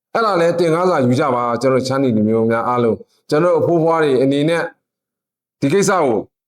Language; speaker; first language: Burmese; non-native, local second language; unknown